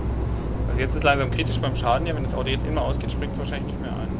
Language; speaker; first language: German; native; German